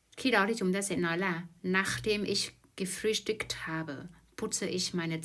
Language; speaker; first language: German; non-native, fluent; Vietnamese